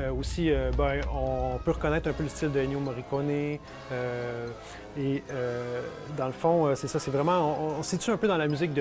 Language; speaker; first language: French; native; French